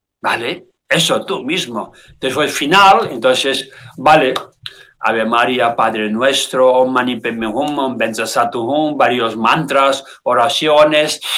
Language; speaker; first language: Spanish; non-native, learner; Tibetan